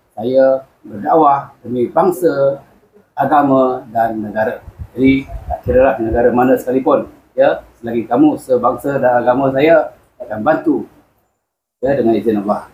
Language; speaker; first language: Malay; native; Malay